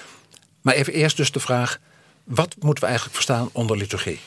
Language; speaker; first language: Dutch; native; Dutch